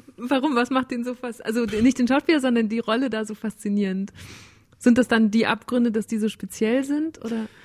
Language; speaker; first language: German; native; German